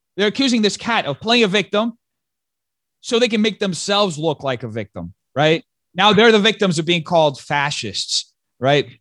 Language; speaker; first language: English; early bilingual, other home language; Portuguese